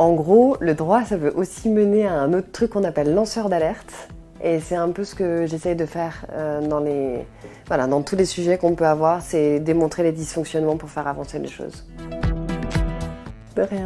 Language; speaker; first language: French; native; French